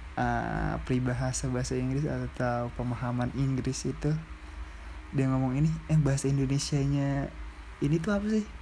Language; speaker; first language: Indonesian; native; Indonesian